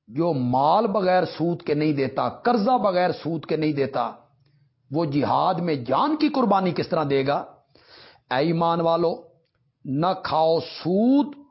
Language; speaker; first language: Urdu; non-native, local second language; Punjabi